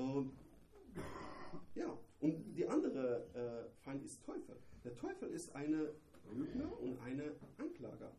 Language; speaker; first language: German; non-native, learner; Persian